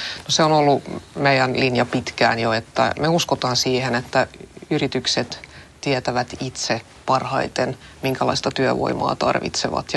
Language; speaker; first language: Finnish; non-native, local second language; Swedish